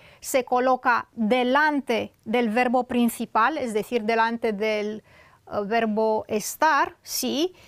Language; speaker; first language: Spanish; non-native, fluent; Romanian